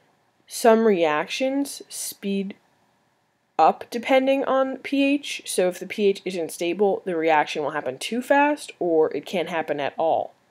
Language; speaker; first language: English; native; English